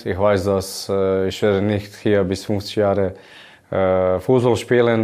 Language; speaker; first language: German; non-native, learner; Croatian